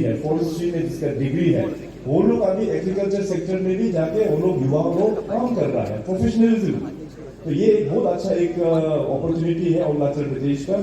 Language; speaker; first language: Hindi; non-native, local second language; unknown